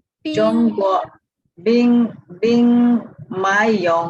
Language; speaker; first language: Chinese; non-native, learner; English